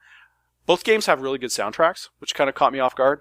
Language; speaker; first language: English; native; English